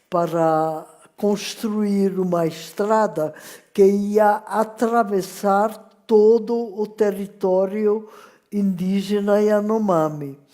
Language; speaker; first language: Portuguese; non-native, fluent; French